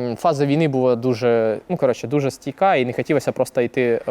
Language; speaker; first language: Ukrainian; native; Ukrainian